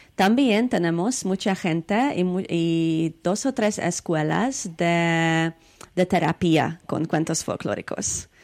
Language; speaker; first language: Spanish; non-native, learner; Hungarian